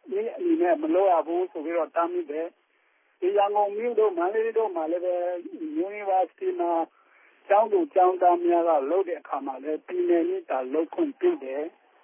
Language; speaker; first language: Burmese; non-native, local second language; Tedim Chin